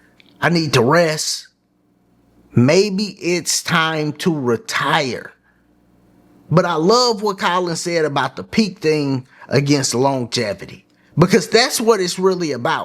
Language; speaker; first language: English; native; English